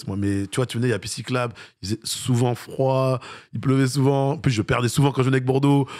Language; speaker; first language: French; native; French